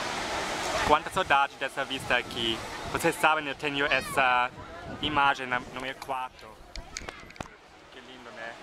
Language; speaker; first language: Portuguese; non-native, fluent; German